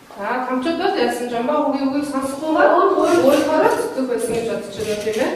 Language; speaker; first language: Mongolian; native; Mongolian